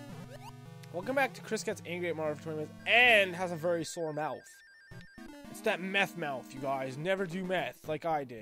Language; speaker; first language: English; native; English